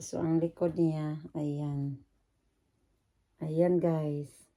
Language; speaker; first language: Filipino; native; Filipino